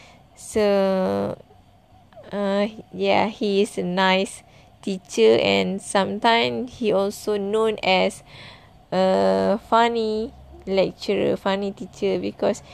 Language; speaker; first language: English; non-native, learner; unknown